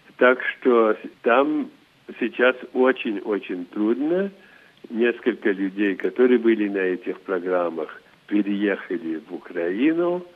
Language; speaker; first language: Russian; early bilingual, heritage; Russian